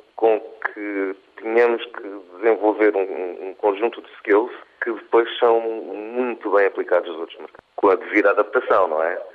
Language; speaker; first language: Portuguese; non-native, fluent; English